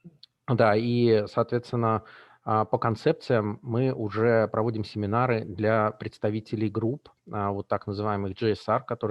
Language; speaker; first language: Russian; native; Russian